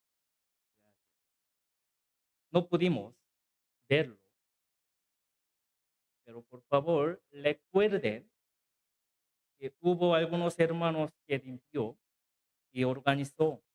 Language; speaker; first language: Spanish; non-native, learner; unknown